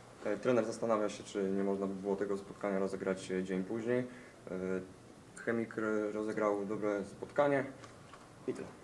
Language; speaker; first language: Polish; native; Polish